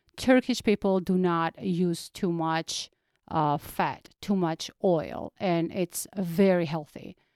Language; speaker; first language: English; non-native, fluent; Georgian